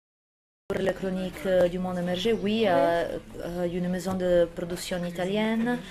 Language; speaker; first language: French; non-native, fluent; Italian